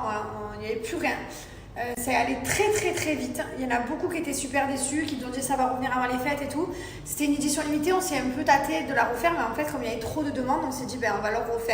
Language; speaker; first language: French; native; French